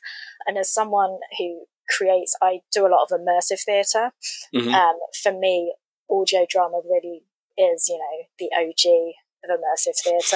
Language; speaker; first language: English; native; English